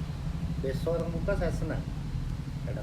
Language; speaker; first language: Indonesian; non-native, learner; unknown